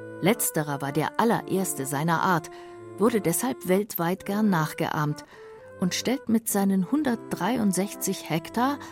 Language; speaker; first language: German; native; German